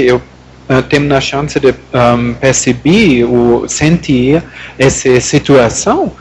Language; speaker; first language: Portuguese; non-native, learner; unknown